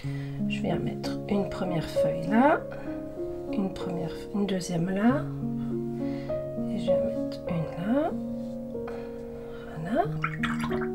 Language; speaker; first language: French; native; French